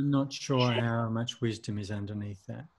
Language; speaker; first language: English; native; English